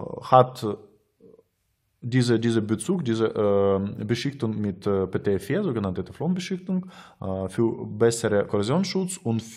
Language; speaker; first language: German; non-native, learner; Russian